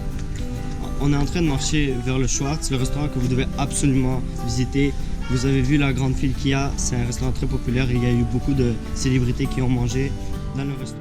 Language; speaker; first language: French; native; French